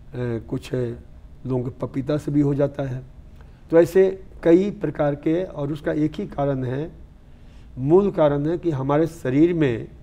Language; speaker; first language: Hindi; native; Hindi